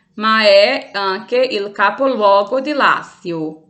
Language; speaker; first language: Italian; non-native, fluent; Portuguese